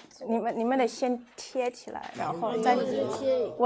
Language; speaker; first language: Chinese; non-native, fluent; English